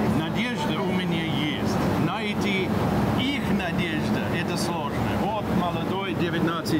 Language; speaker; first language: Russian; non-native, fluent; English